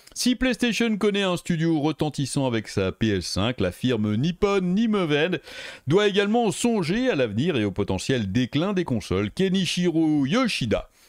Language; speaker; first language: French; native; French